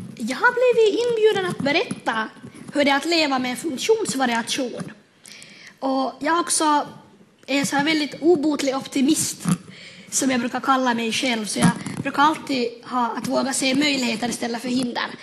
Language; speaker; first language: Swedish; native; Swedish